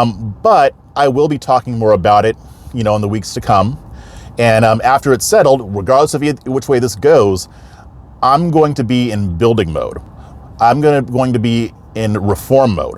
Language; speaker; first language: English; native; English